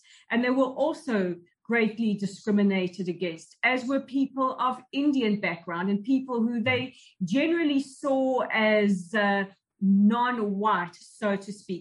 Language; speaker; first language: English; native; English